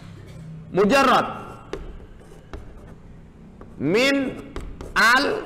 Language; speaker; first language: Arabic; non-native, fluent; Madurese